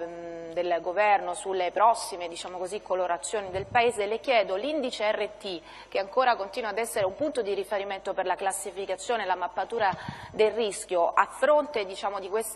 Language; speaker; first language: Italian; native; Italian